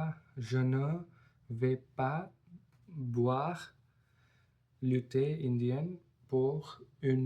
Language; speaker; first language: French; non-native, learner; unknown